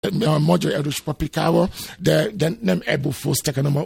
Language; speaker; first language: Hungarian; non-native, learner; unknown